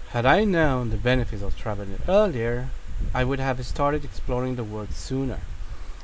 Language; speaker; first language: English; non-native, fluent; Spanish